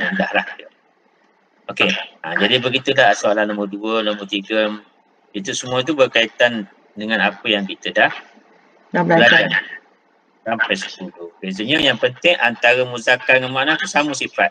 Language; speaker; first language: Malay; native; Malay